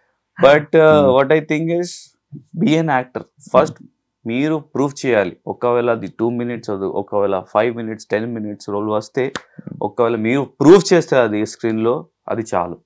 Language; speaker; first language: Telugu; non-native, learner; Hindi